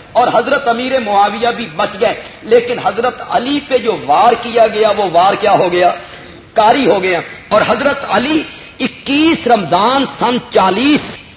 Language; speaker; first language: Urdu; non-native, local second language; Punjabi